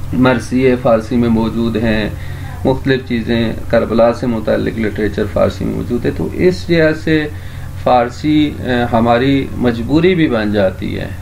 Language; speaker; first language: Urdu; native; Urdu